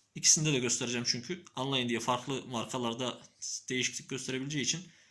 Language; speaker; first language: Turkish; native; Turkish